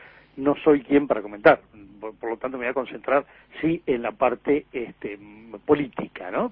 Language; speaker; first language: Spanish; native; Spanish